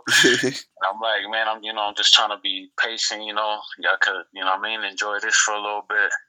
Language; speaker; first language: English; native; English